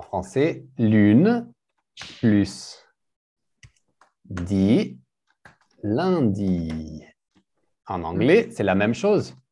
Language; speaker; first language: French; non-native, learner; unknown